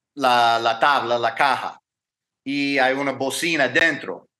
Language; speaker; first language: Spanish; non-native, learner; English